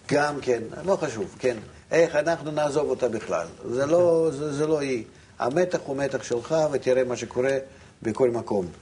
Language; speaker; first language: Hebrew; non-native, fluent; Russian